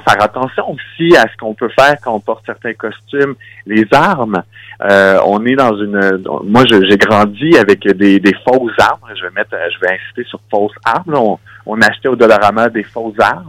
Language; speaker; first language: French; native; French